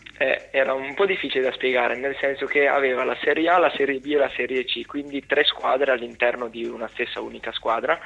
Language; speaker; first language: Italian; native; Italian